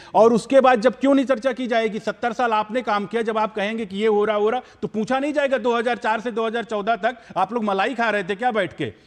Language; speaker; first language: Hindi; native; Hindi